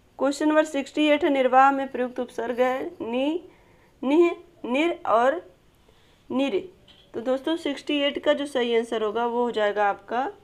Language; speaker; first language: Hindi; native; Hindi